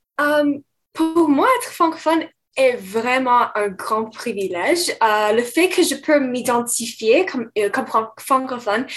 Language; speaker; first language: French; non-native, fluent; English